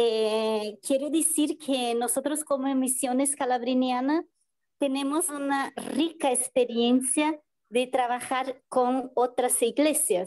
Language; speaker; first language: Spanish; non-native, fluent; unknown